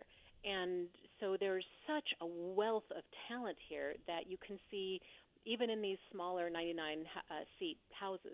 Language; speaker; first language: English; native; English